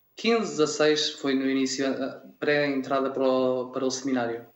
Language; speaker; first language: Portuguese; native; Portuguese